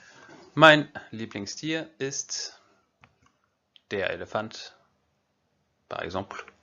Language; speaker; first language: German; non-native, fluent; French